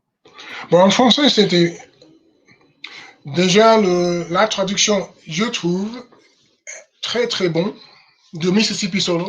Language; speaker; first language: French; non-native, fluent; English